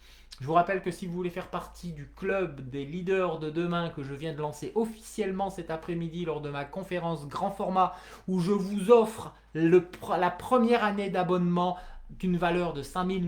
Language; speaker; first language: French; native; French